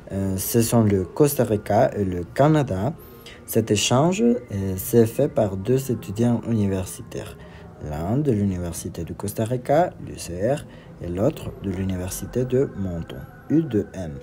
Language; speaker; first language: French; non-native, learner; Spanish